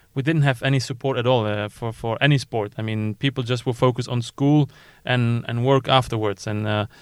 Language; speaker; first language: English; non-native, fluent; Luxembourgish